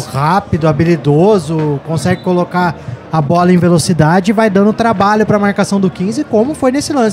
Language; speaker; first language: Portuguese; native; Portuguese